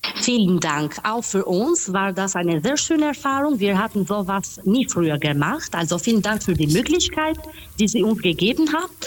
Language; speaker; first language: German; non-native, fluent; Albanian